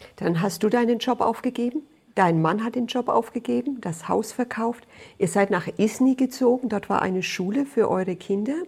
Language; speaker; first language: German; native; German